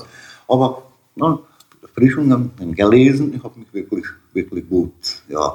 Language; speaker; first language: German; non-native, learner; Bosnian